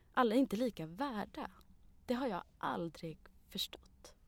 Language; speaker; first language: Swedish; early bilingual, other home language; Arabic